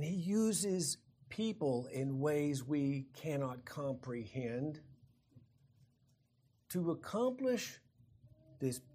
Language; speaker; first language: English; native; English